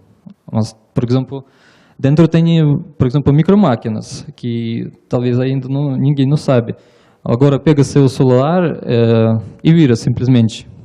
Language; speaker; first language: Portuguese; non-native, learner; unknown